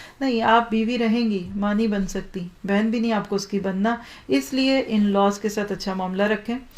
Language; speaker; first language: Urdu; native; Urdu